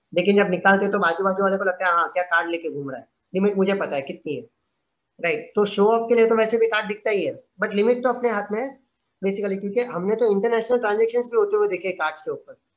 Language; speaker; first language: Hindi; non-native, local second language; Gujarati